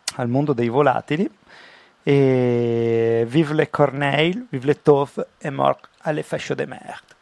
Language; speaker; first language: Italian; native; Italian